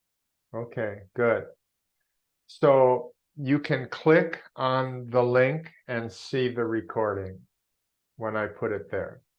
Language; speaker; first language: English; non-native, fluent; Vietnamese